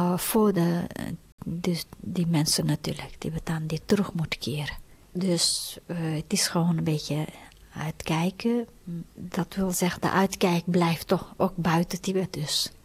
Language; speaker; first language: Dutch; non-native, fluent; Tibetan